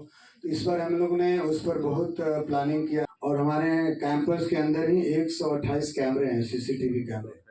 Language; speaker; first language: Hindi; native; Hindi